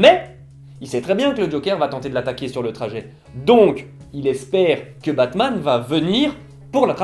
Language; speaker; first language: French; native; French